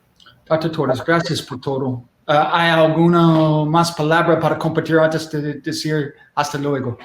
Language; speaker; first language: Spanish; non-native, learner; English